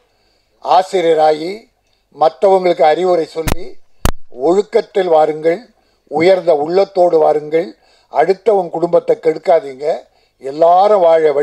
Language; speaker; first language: Tamil; native; Tamil